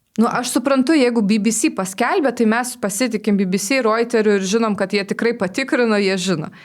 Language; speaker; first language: Lithuanian; non-native, local second language; Polish